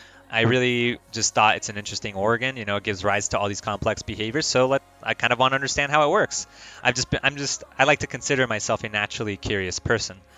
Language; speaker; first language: English; early bilingual, other home language; Spanish